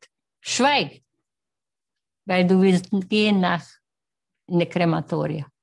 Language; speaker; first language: German; non-native, learner; Hungarian